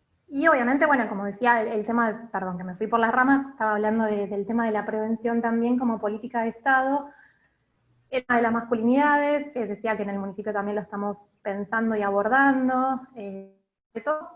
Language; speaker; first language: Spanish; native; Spanish